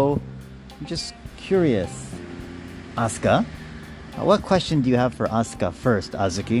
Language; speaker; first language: English; native; English